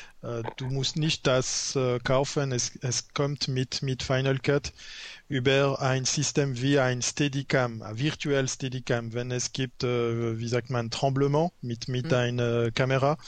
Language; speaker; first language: German; non-native, learner; French